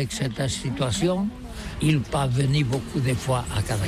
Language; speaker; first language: French; non-native, learner; Catalan